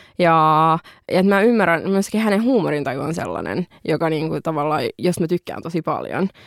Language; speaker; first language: Finnish; early bilingual, other home language; Arabic